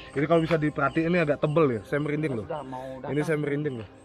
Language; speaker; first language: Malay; non-native, local second language; Balinese